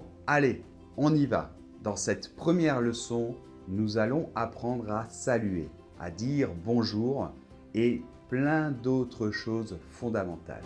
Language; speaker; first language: French; native; French